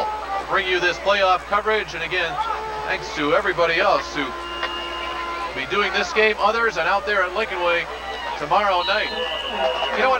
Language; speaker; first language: English; native; English